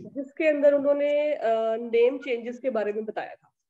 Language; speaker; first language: Hindi; native; Hindi